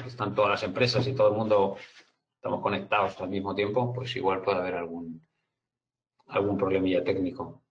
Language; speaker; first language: Spanish; native; Spanish